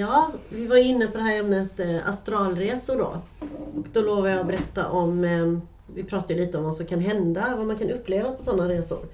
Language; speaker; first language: Swedish; native; Swedish